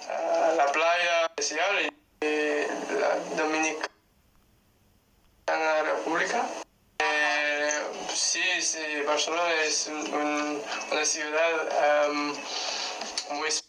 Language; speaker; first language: Spanish; non-native, learner; English